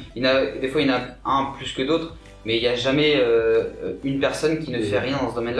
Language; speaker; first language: French; native; French